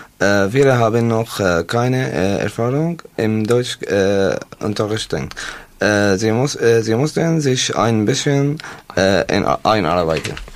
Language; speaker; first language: German; non-native, learner; Arabic